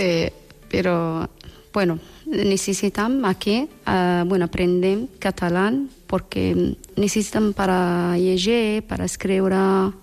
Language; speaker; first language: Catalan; non-native, learner; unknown